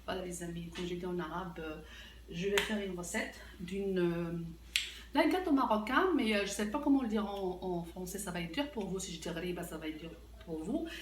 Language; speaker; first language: French; non-native, local second language; Arabic